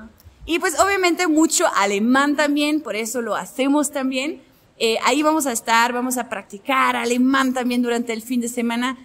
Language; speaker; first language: Spanish; non-native, fluent; German